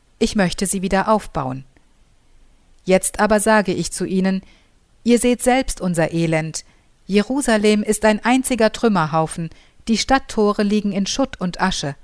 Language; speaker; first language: German; native; German